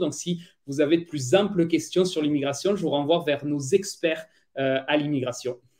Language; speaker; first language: French; native; French